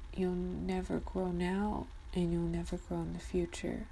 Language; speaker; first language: English; early bilingual, other home language; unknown